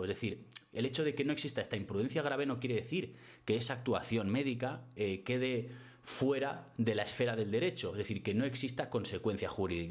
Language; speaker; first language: Spanish; native; Spanish